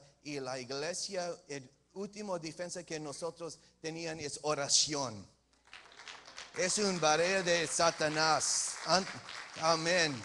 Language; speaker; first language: Spanish; early bilingual, heritage; English